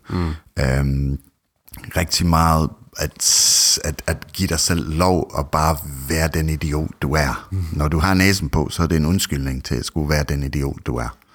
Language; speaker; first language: Danish; non-native, fluent; English